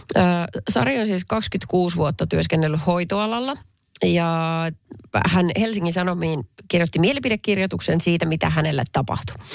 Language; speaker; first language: Finnish; native; Finnish